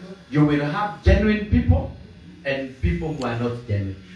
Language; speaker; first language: English; non-native, local second language; Kikuyu